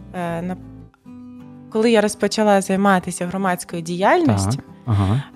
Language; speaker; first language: Ukrainian; non-native, local second language; Russian